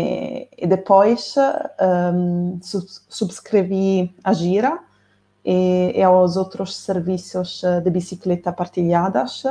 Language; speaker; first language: Portuguese; non-native, fluent; Italian